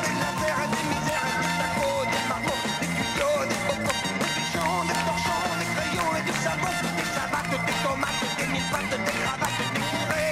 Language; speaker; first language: French; native; French